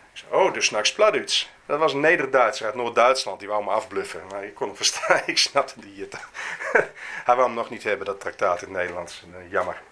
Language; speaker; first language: Dutch; native; Dutch